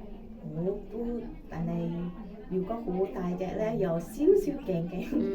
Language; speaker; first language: Cantonese; non-native, fluent; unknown